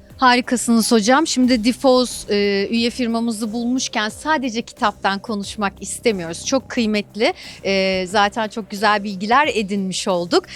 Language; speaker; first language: Turkish; native; Turkish